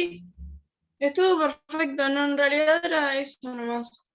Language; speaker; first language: Spanish; native; Spanish